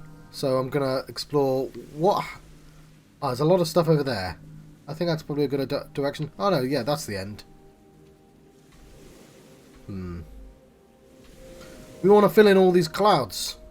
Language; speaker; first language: English; native; English